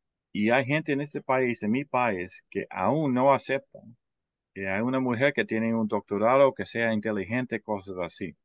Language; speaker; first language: Spanish; non-native, fluent; English